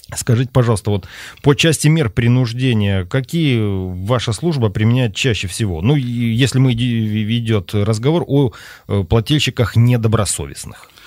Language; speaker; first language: Russian; native; Russian